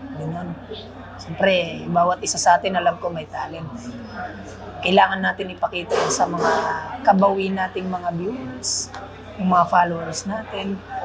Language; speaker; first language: Filipino; non-native, local second language; Waray